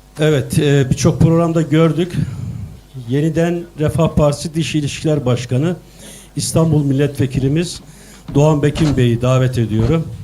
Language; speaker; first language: Turkish; native; Turkish